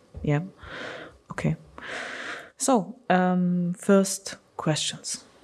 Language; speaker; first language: English; non-native, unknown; German